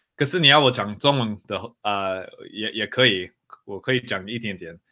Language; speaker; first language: Chinese; early bilingual, heritage; Chinese